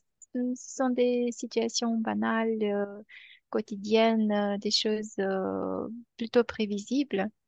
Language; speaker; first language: French; non-native, fluent; Romanian